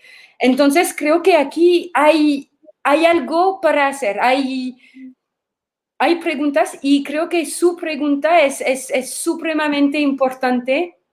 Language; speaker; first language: Spanish; non-native, fluent; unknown